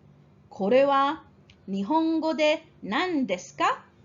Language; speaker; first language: Japanese; non-native, fluent; English